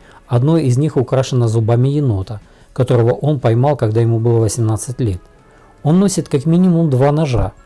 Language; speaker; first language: Russian; native; Russian